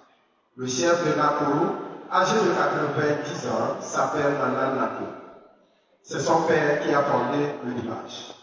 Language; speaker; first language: French; non-native, fluent; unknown